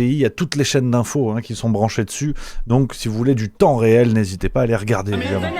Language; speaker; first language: French; native; French